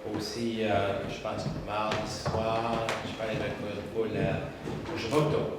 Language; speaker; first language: French; non-native, local second language; English